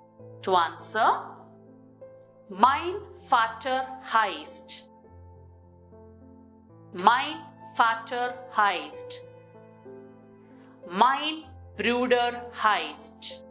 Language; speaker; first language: German; non-native, learner; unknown